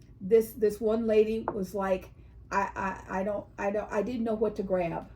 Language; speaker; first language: English; native; English